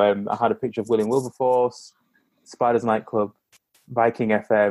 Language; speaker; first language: English; native; English